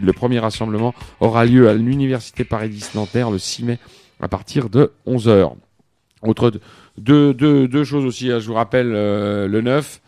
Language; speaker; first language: French; native; French